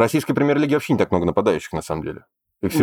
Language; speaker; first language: Russian; native; Russian